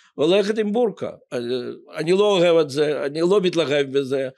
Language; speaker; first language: Hebrew; non-native, fluent; Ukrainian